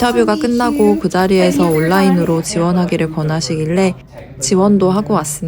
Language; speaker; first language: Korean; native; Korean